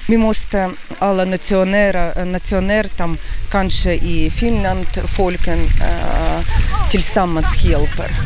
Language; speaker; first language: Swedish; non-native, learner; Ukrainian